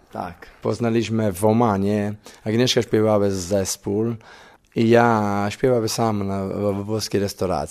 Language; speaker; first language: Polish; non-native, learner; Italian